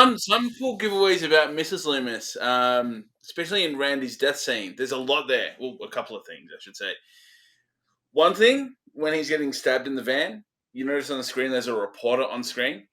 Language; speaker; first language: English; native; English